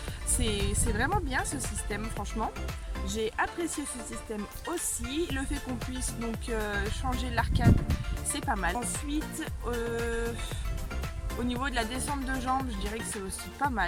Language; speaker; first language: French; native; French